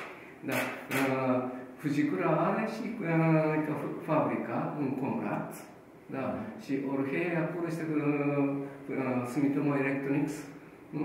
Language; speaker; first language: Romanian; non-native, learner; Japanese